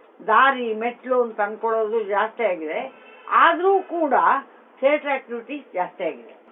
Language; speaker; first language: Kannada; non-native, local second language; Konkani